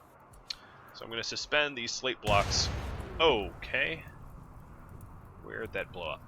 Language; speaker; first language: English; native; English